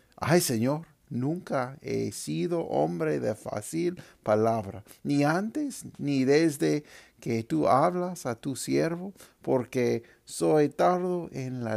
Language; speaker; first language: Spanish; non-native, fluent; English